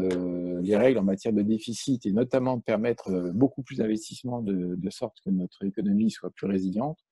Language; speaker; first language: French; native; French